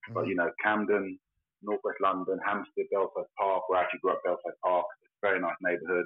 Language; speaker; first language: English; native; English